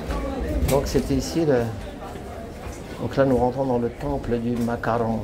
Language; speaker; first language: French; native; French